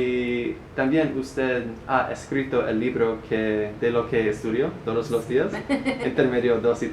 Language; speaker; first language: Spanish; non-native, learner; English